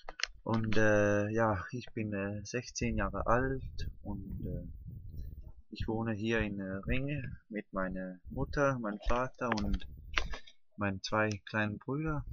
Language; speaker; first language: German; non-native, learner; Danish